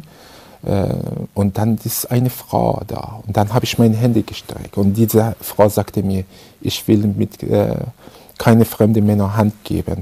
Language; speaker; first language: German; non-native, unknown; Persian